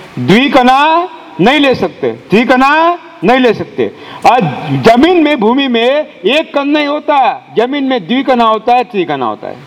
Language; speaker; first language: Hindi; non-native, local second language; Marathi